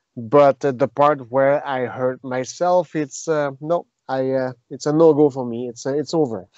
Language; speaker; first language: English; non-native, fluent; French